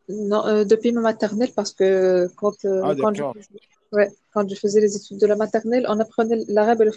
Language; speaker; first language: French; non-native, local second language; Arabic